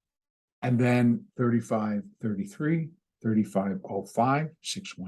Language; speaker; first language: English; native; English